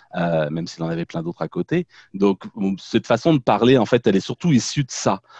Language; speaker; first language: French; native; French